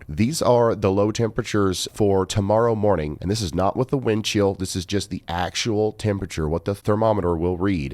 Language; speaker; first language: English; native; English